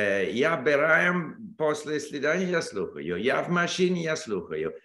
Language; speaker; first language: Ukrainian; non-native, learner; English